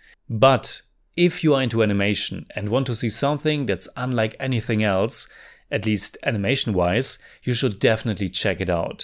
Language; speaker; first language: English; non-native, fluent; German